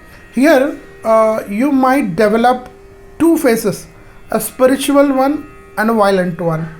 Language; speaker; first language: English; non-native, local second language; Hindi